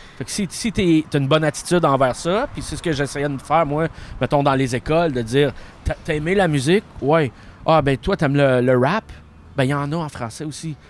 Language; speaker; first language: French; native; French